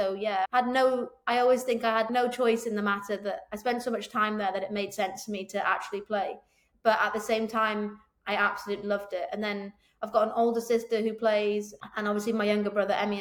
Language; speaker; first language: English; native; English